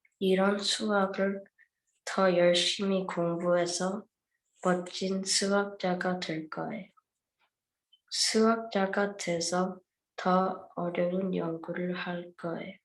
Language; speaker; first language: Korean; early bilingual, heritage; Korean